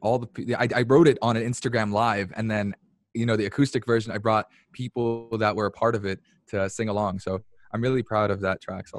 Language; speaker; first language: English; early bilingual, other home language; Arabic